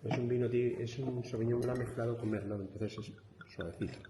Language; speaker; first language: Spanish; native; Spanish